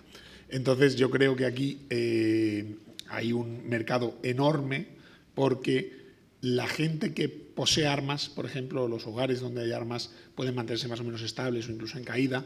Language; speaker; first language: Spanish; native; Spanish